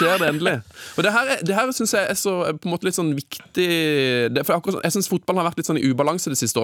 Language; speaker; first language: Norwegian; native; Norwegian